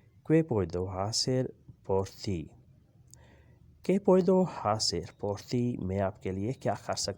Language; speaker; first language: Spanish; non-native, learner; Urdu